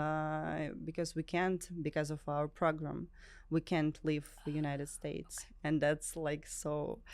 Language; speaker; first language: English; non-native, learner; Ukrainian